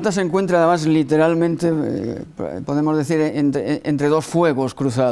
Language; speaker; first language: Spanish; native; Spanish